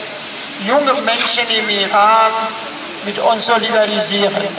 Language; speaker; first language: German; non-native, fluent; Persian